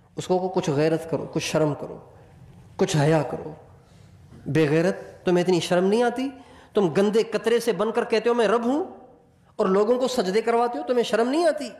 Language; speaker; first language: Urdu; non-native, local second language; Sindhi